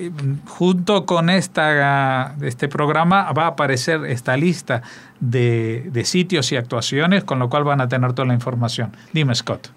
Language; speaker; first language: Spanish; native; Spanish